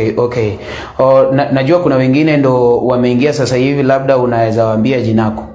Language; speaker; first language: Swahili; non-native, local second language; Luo (Kenya and Tanzania)